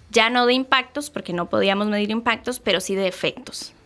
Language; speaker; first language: Spanish; native; Spanish